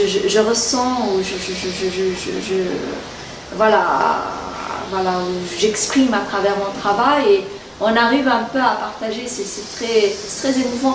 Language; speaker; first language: French; non-native, local second language; Arabic